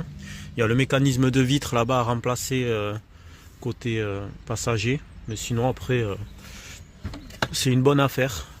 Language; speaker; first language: French; native; French